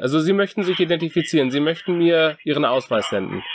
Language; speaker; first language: German; native; German